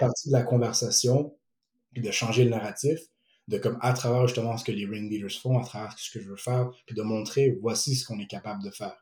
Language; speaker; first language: French; early bilingual, other home language; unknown